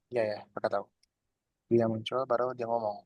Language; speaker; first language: Indonesian; native; Indonesian